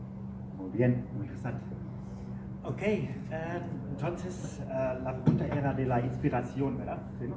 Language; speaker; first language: Spanish; non-native, learner; German